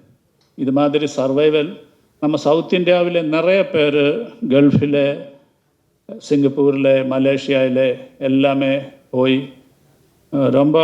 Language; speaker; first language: Tamil; non-native, learner; Malayalam